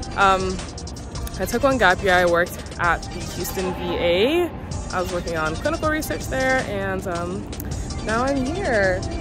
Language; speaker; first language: English; native; English